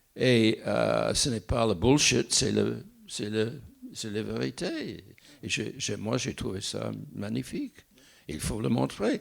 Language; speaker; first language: French; non-native, fluent; English